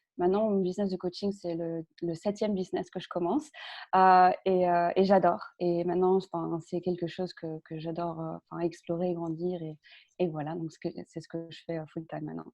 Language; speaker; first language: French; early bilingual, other home language; Spanish